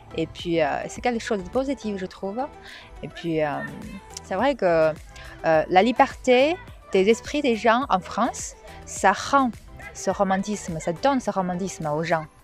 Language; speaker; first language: French; non-native, fluent; Chinese